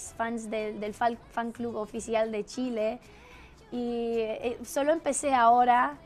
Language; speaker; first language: Spanish; non-native, fluent; Romanian